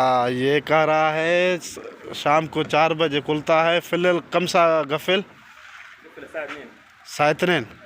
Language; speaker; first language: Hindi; non-native, local second language; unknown